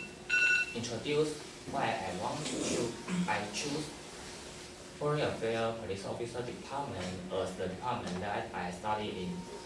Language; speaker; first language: English; non-native, learner; Chinese